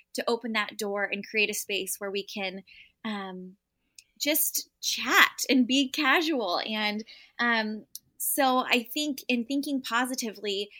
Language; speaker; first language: English; native; English